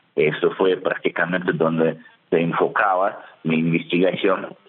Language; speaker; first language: Spanish; non-native, fluent; Russian